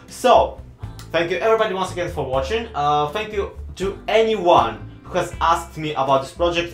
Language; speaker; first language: English; non-native, fluent; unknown